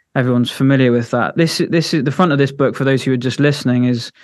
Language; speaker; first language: English; native; English